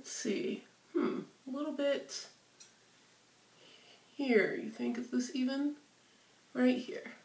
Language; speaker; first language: English; native; English